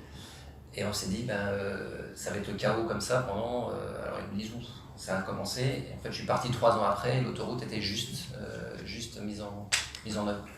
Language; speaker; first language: French; native; French